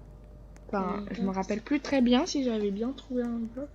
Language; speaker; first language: French; native; French